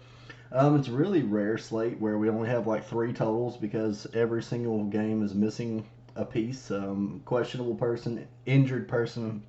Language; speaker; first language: English; native; English